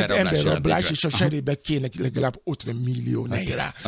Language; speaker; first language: Hungarian; non-native, fluent; Yoruba